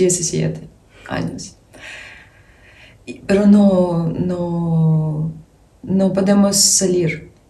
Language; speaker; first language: Spanish; non-native, learner; Ukrainian